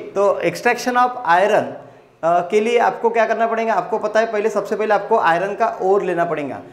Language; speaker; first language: Hindi; non-native, local second language; Marathi